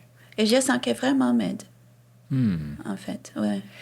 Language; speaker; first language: French; non-native, fluent; Portuguese